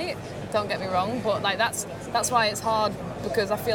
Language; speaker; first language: English; native; English